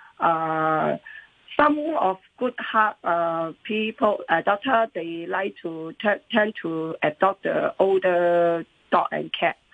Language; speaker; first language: English; non-native, local second language; Cantonese